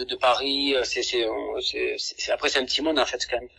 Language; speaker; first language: French; native; French